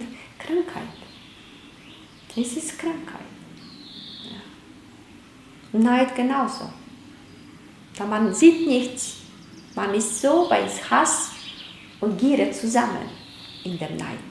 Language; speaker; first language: German; non-native, fluent; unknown